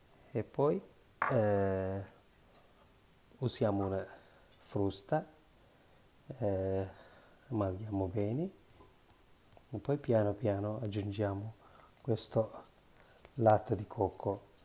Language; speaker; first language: Italian; non-native, learner; Sinhala